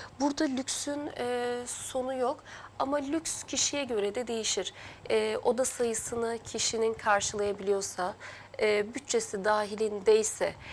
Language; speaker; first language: Turkish; early bilingual, heritage; Turkish